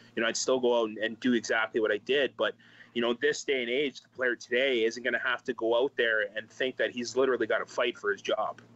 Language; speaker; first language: English; native; English